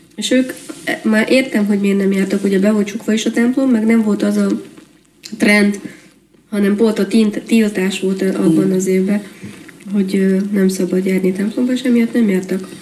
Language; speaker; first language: Hungarian; native; Hungarian